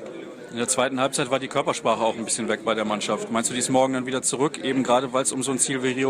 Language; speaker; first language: German; native; German